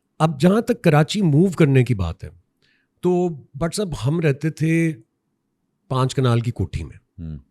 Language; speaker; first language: Urdu; non-native, local second language; Punjabi